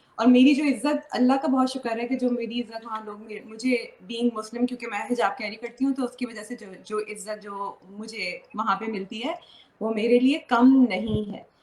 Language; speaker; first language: Urdu; native; Urdu